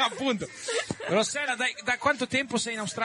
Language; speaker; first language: Italian; native; Italian